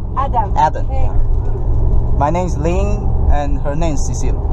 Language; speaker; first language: English; non-native, fluent; Chinese